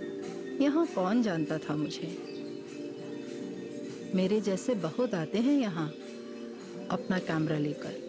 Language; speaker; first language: Hindi; native; Hindi